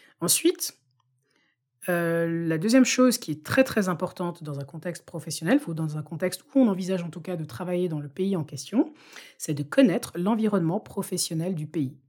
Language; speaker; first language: French; non-native, local second language; Bambara